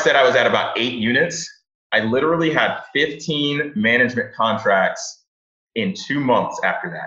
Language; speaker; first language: English; native; English